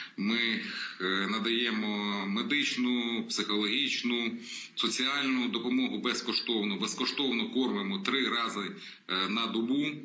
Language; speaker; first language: Ukrainian; native; Ukrainian